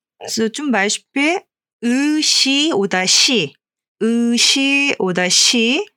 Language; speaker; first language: German; non-native, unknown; Korean